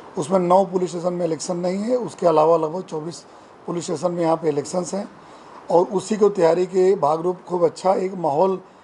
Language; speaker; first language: Hindi; non-native, local second language; Gujarati